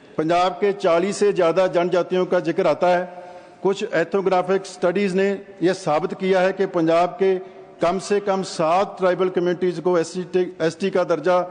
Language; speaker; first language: Hindi; non-native, local second language; Punjabi